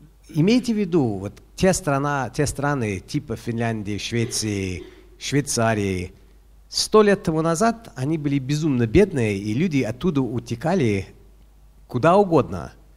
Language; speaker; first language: Russian; non-native, fluent; English